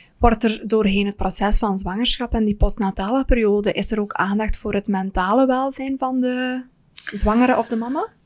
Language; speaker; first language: Dutch; native; Dutch